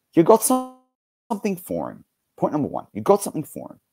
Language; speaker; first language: English; native; English